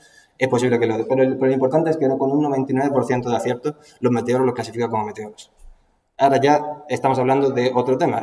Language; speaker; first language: Spanish; native; Spanish